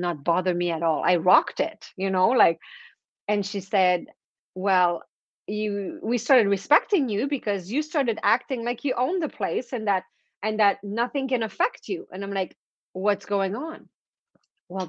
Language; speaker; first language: English; non-native, fluent; French